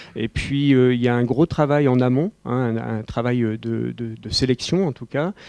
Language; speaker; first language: French; native; French